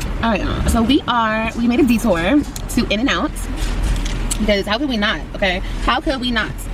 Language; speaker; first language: English; native; English